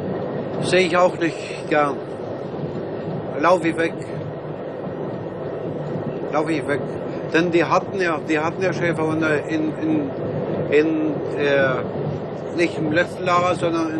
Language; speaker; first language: German; non-native, fluent; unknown